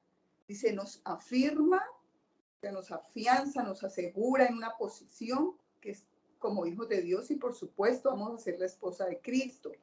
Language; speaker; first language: Spanish; native; Spanish